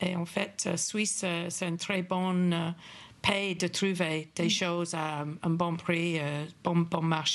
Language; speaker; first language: French; non-native, fluent; English